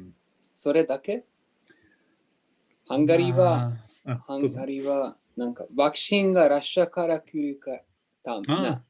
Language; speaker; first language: Japanese; non-native, learner; Hungarian